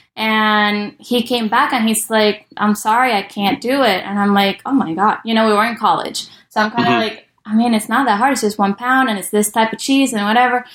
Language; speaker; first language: English; early bilingual, other home language; Spanish